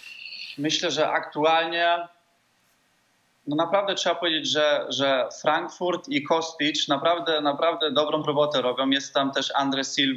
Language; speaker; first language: Polish; early bilingual, heritage; Polish